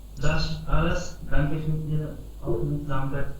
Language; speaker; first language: German; non-native, learner; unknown